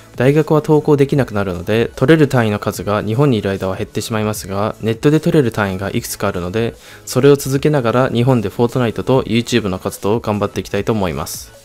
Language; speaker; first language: Japanese; early bilingual, heritage; Japanese